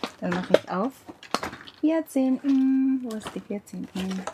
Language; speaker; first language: German; non-native, learner; Japanese